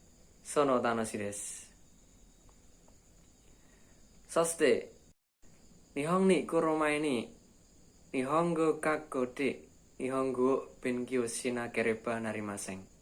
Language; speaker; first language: Japanese; non-native, learner; Indonesian